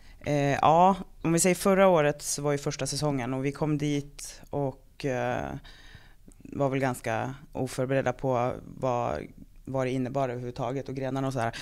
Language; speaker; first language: Swedish; native; Swedish